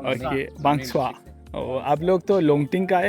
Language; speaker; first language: Hindi; non-native, local second language; Malayalam